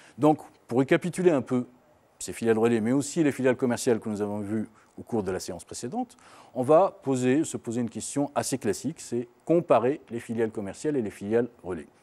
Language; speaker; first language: French; non-native, local second language; Arabic